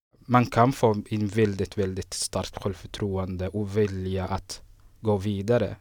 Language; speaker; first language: Swedish; non-native, fluent; Somali